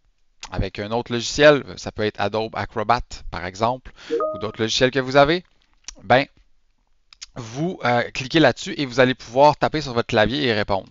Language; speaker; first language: French; native; French